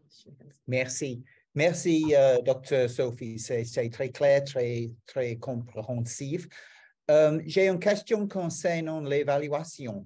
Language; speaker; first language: French; non-native, learner; English